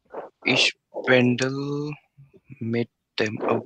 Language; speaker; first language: German; non-native, learner; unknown